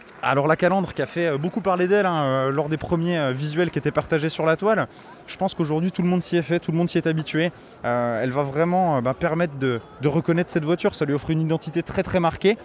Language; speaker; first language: French; native; French